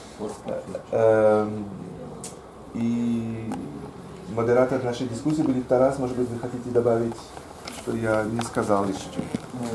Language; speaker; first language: Russian; non-native, fluent; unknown